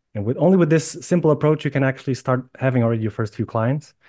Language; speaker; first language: English; non-native, fluent; Portuguese